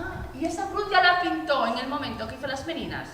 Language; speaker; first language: Spanish; native; Spanish